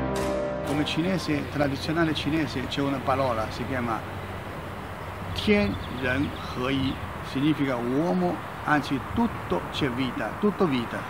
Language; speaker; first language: Italian; non-native, learner; Chinese